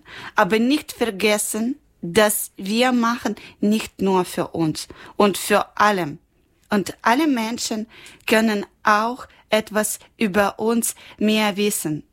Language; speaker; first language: German; non-native, learner; Ukrainian